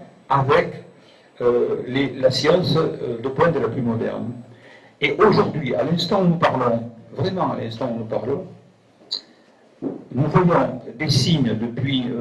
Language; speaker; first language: French; native; French